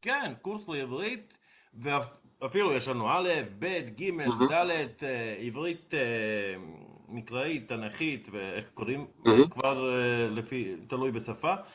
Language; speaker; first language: Hebrew; non-native, fluent; Serbian